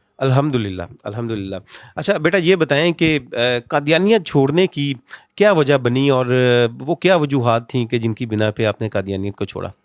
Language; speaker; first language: Urdu; native; Urdu